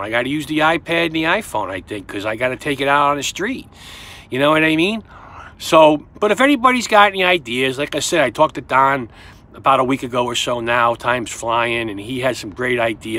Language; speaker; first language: English; native; English